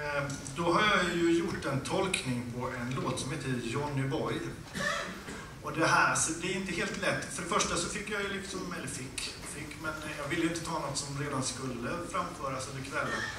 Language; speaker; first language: Swedish; native; Swedish